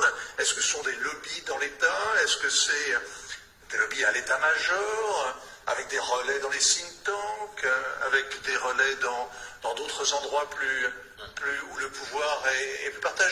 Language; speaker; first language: French; native; French